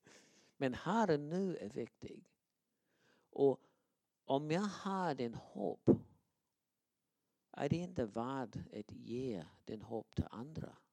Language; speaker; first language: Swedish; non-native, fluent; English